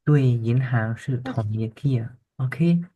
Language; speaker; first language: Chinese; non-native, fluent; Khmer